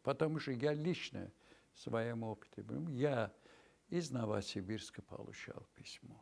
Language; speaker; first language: Russian; non-native, local second language; Azerbaijani